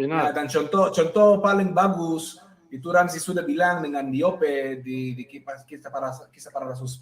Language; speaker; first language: Indonesian; non-native, fluent; Hebrew